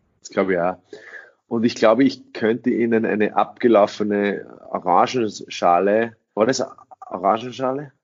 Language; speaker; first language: German; early bilingual, other home language; English